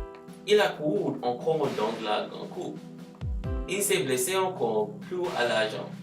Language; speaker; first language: French; non-native, learner; English